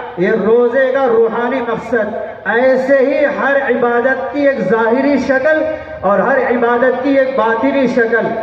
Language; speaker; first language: Urdu; native; Urdu